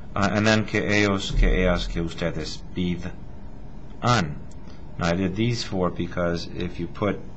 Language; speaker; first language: English; native; English